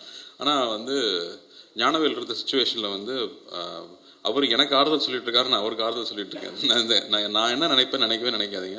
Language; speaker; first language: Tamil; native; Tamil